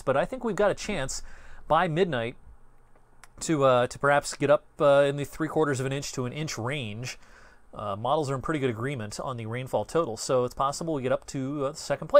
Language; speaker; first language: English; native; English